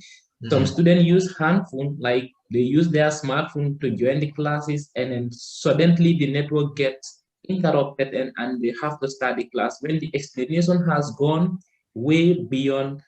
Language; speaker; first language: English; non-native, learner; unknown